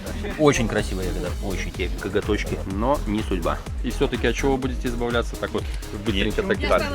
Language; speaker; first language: Russian; native; Russian